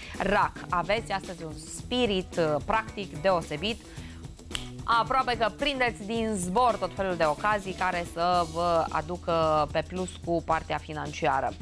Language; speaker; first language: Romanian; native; Romanian